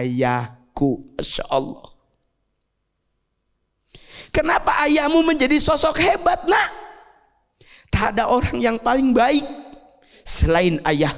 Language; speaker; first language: Indonesian; native; Indonesian